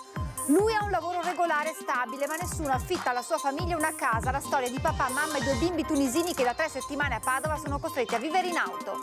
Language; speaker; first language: Italian; native; Italian